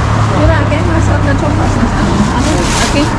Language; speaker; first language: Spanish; non-native, learner; Filipino